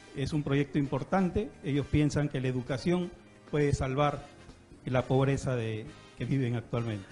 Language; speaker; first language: Spanish; native; Spanish